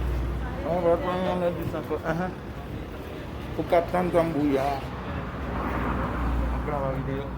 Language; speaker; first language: Portuguese; non-native, learner; Haitian Creole